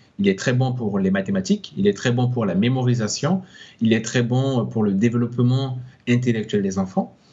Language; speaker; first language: French; non-native, local second language; Sango